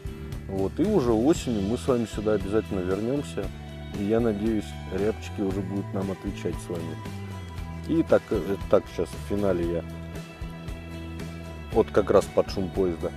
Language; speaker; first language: Russian; native; Russian